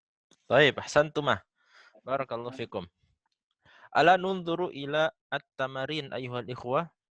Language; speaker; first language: Arabic; non-native, fluent; Indonesian